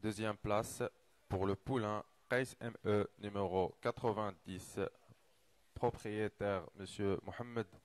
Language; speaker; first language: French; non-native, local second language; Arabic